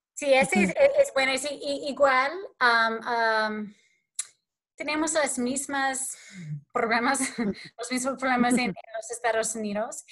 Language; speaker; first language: Spanish; non-native, fluent; English